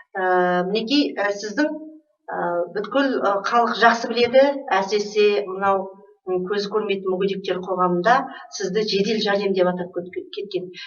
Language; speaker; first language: Kazakh; native; Kazakh